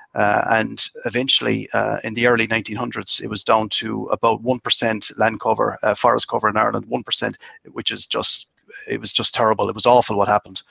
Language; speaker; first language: English; native; English